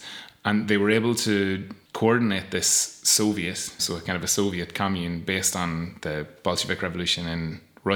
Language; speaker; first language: English; native; English